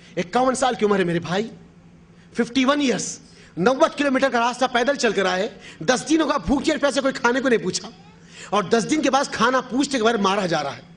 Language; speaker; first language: Urdu; native; Urdu